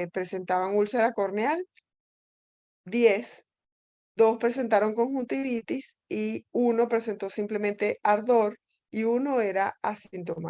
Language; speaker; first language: Spanish; native; Spanish